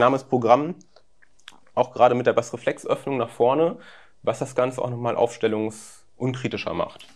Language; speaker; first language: German; native; German